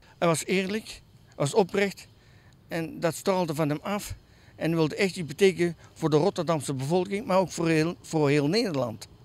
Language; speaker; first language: Dutch; native; Dutch